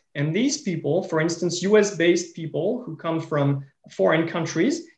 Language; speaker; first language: English; non-native, fluent; French